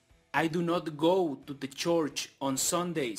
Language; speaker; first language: English; non-native, fluent; Spanish